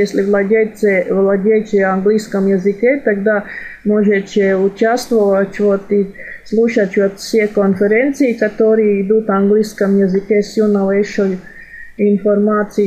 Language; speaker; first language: Russian; non-native, fluent; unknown